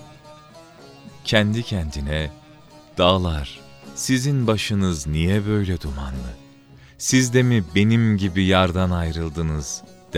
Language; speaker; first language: Turkish; native; Turkish